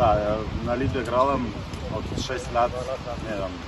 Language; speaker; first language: Polish; non-native, learner; Lithuanian